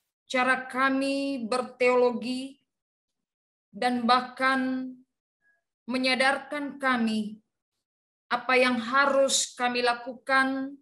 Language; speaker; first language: Indonesian; native; Indonesian